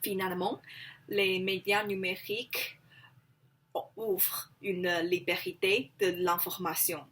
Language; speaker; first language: French; non-native, learner; Chinese